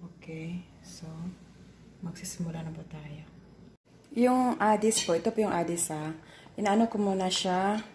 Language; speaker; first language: Filipino; non-native, local second language; Cebuano